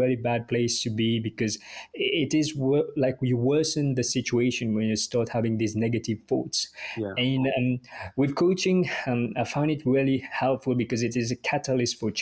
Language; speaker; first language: English; non-native, fluent; Morisyen